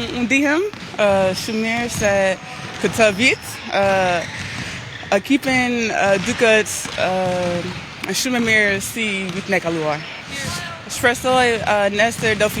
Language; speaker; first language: Albanian; non-native, learner; English